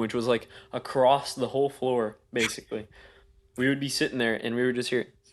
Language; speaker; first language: English; native; English